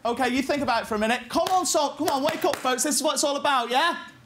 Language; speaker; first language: English; native; English